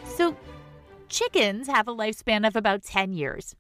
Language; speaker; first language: English; native; English